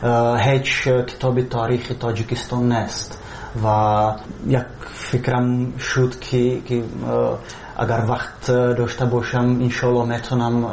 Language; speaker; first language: Persian; non-native, fluent; Slovak